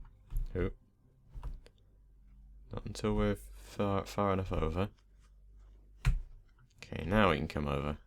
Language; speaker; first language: English; native; English